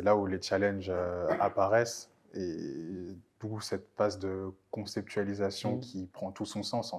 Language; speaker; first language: French; native; French